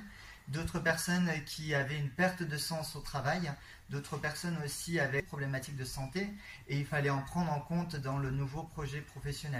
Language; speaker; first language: French; native; French